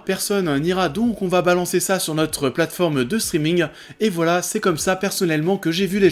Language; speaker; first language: French; native; French